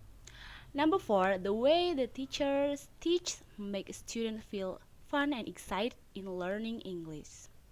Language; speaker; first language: English; non-native, learner; Indonesian